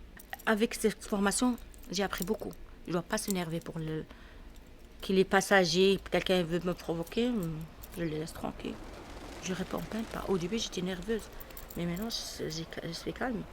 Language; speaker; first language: French; non-native, learner; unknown